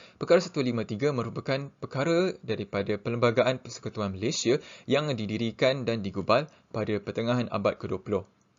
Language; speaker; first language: Malay; native; Malay